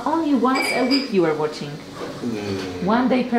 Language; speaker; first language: English; non-native, fluent; Polish